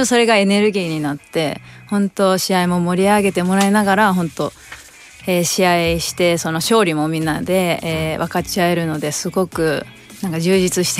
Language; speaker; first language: Japanese; native; Japanese